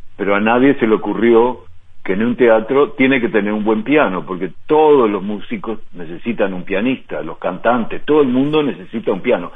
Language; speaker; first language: Spanish; native; Spanish